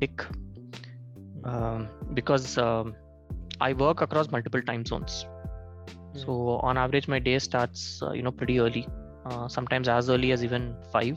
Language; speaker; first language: English; non-native, local second language; Tamil